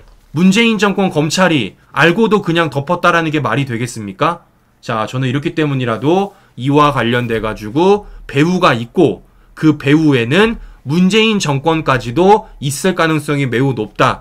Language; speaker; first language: Korean; native; Korean